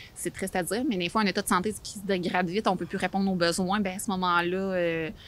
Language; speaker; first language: French; native; French